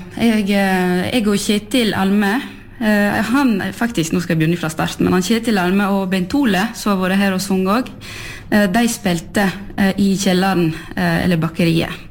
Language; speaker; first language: Norwegian; early bilingual, heritage; French